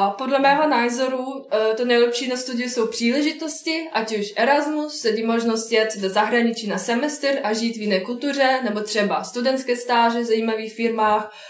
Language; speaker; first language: Czech; non-native, fluent; Bosnian